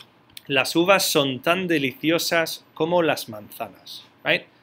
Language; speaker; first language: Spanish; non-native, fluent; English